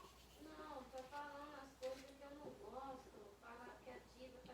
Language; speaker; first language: Portuguese; native; Portuguese